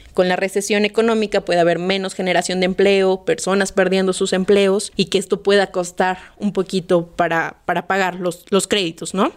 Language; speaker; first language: Spanish; native; Spanish